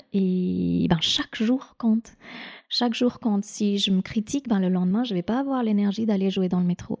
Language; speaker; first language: French; non-native, fluent; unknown